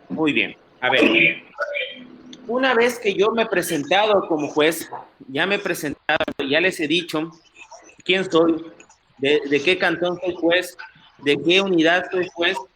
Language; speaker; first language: Spanish; native; Spanish